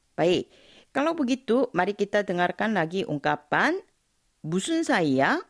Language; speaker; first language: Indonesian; non-native, fluent; Korean